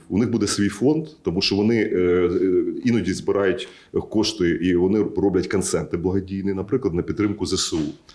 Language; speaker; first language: Ukrainian; native; Ukrainian